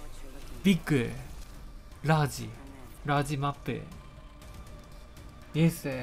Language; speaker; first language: English; non-native, learner; Japanese